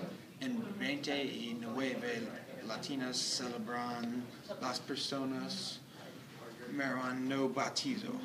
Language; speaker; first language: Spanish; non-native, learner; English